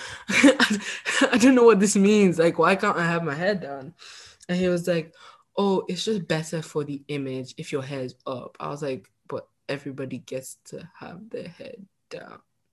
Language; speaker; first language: English; native; English